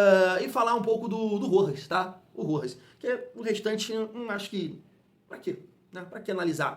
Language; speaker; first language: Portuguese; native; Portuguese